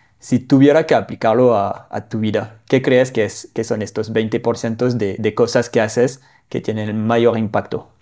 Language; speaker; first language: Spanish; non-native, fluent; French